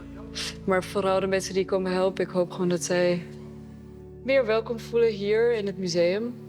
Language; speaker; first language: Dutch; early bilingual, other home language; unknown